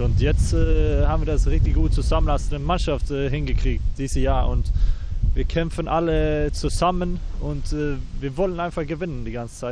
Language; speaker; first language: German; non-native, fluent; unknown